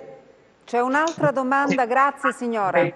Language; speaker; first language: Italian; native; Italian